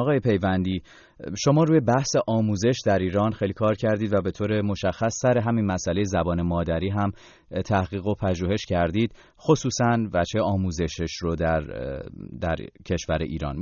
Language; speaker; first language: Persian; native; Persian